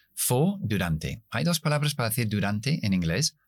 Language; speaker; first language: Spanish; non-native, fluent; English